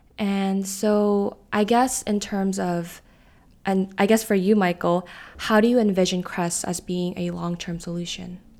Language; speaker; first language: English; early bilingual, other home language; Korean